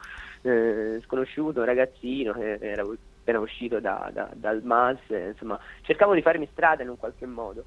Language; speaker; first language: Italian; native; Italian